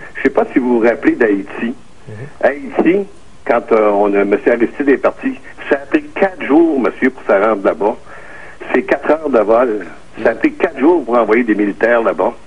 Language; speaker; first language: French; native; French